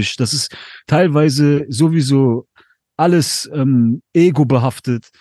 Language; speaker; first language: German; native; German